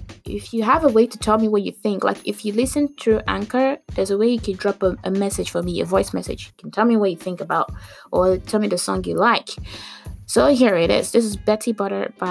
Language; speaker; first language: English; non-native, local second language; Igbo